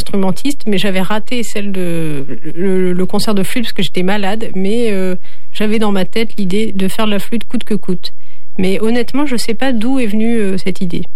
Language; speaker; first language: French; native; French